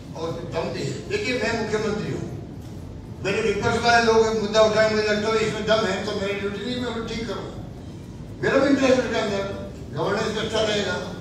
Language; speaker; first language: Hindi; native; Hindi